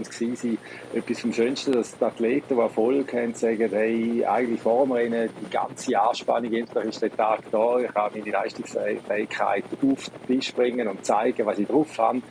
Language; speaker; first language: German; native; German